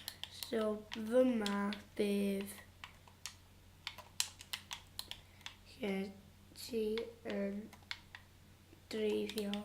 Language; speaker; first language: Welsh; non-native, local second language; English